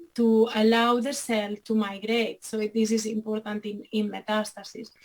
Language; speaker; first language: English; non-native, fluent; Catalan